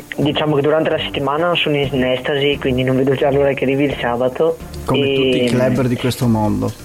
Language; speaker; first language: Italian; native; Italian